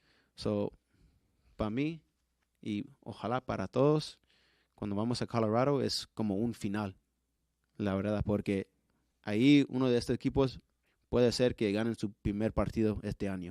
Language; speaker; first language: Spanish; early bilingual, heritage; Spanish